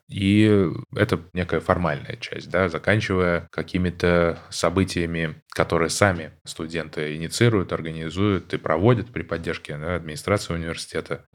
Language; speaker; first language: Russian; native; Russian